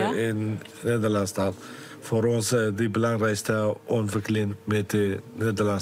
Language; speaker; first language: Dutch; non-native, learner; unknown